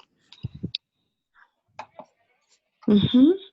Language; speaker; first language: English; non-native, learner; Spanish